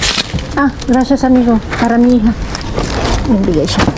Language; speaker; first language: Spanish; non-native, learner; Filipino